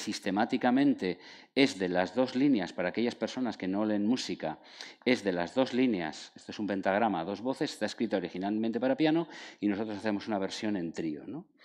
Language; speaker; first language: Spanish; native; Spanish